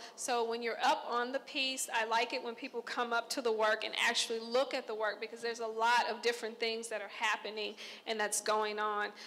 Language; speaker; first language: English; native; English